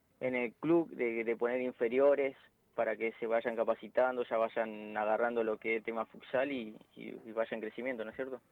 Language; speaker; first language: Spanish; native; Spanish